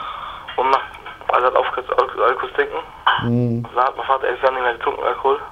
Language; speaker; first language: German; non-native, local second language; Turkish